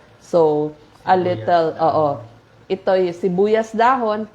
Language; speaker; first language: Filipino; native; Filipino